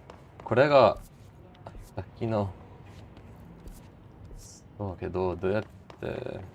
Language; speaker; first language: Japanese; non-native, learner; English